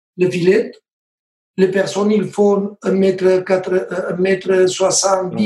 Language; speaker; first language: French; non-native, learner; Spanish